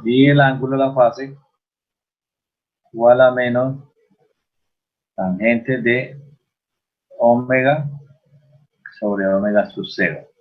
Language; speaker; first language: Spanish; native; Spanish